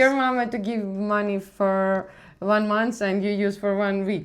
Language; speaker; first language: English; non-native, learner; Ukrainian